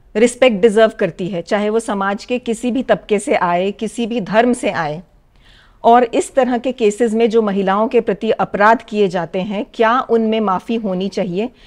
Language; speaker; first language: Hindi; native; Hindi